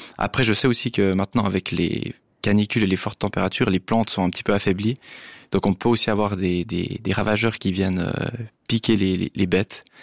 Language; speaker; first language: French; native; French